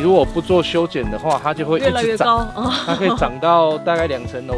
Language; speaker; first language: Chinese; native; Chinese